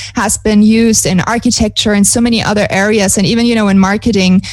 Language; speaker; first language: English; non-native, fluent; German